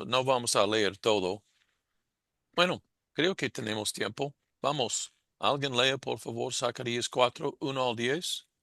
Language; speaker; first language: Spanish; non-native, fluent; English